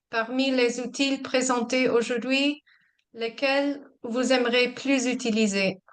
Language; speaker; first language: French; non-native, fluent; English